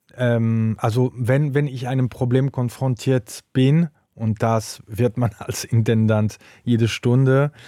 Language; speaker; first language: German; non-native, local second language; French